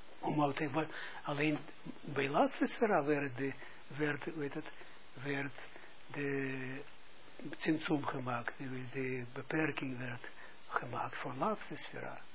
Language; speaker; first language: Dutch; non-native, fluent; Russian